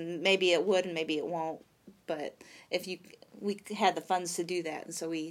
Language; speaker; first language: English; native; English